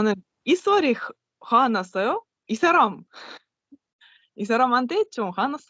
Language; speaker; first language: Korean; non-native, learner; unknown